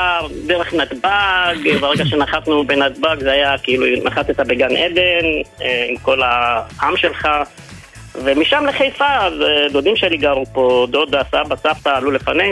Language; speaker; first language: Hebrew; early bilingual, other home language; Arabic